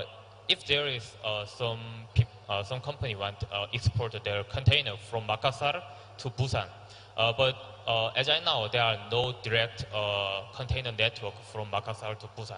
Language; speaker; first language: English; non-native, learner; Korean